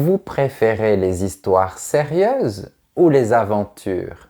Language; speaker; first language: French; native; French